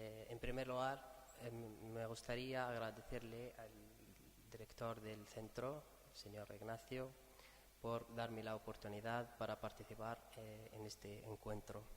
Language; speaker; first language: Spanish; non-native, fluent; Arabic